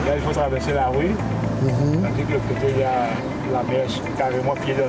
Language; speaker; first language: French; non-native, local second language; Morisyen